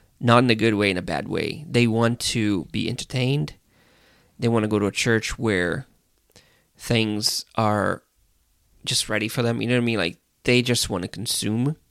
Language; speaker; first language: English; non-native, fluent; Portuguese